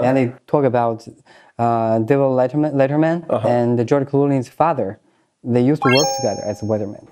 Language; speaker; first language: English; non-native, fluent; Chinese